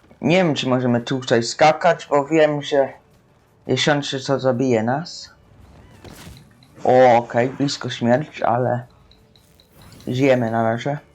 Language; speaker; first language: Polish; early bilingual, heritage; Polish